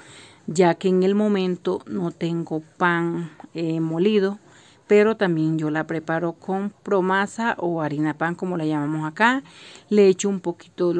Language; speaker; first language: Spanish; native; Spanish